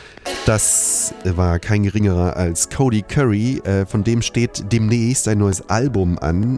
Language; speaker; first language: German; native; German